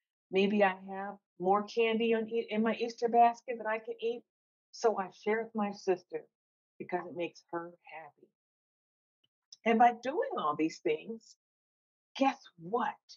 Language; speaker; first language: English; native; English